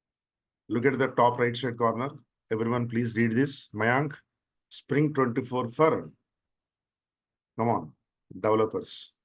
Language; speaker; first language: English; non-native, local second language; Telugu